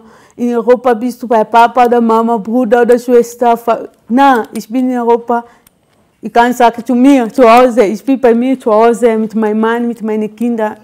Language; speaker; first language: German; non-native, learner; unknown